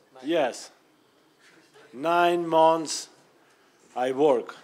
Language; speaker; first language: English; non-native, learner; Russian